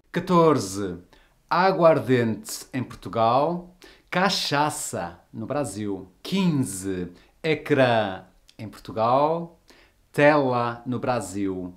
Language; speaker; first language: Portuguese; native; Portuguese